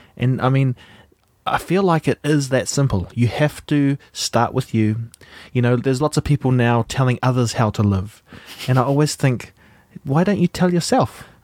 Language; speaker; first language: English; native; English